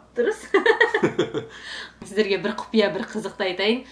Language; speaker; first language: Kazakh; native; Kazakh